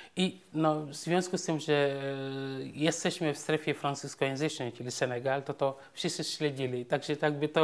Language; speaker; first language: Polish; non-native, fluent; Serer